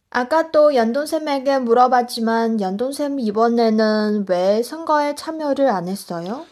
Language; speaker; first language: Korean; non-native, fluent; Chinese